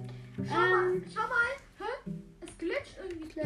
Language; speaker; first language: German; native; German